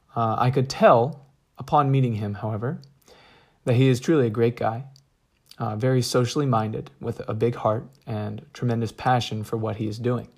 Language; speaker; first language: English; native; English